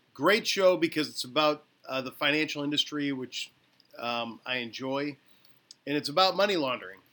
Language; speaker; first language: English; native; English